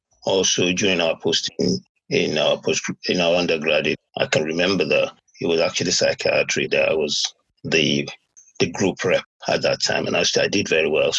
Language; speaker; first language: English; non-native, local second language; Yoruba